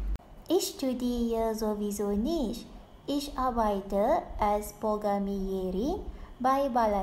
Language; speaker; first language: German; non-native, learner; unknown